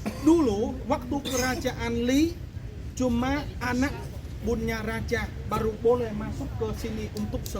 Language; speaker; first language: Indonesian; non-native, fluent; Vietnamese